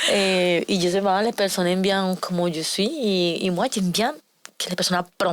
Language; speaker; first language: French; non-native, learner; Spanish